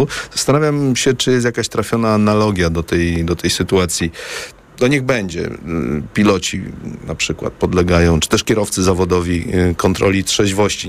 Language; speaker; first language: Polish; native; Polish